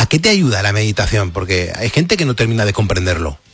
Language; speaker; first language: Spanish; native; Spanish